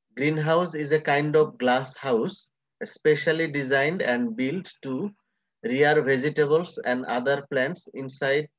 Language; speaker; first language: English; non-native, local second language; Bangla